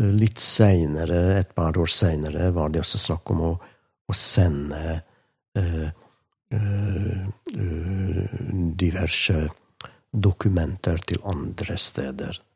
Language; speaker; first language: Norwegian; non-native, fluent; Hungarian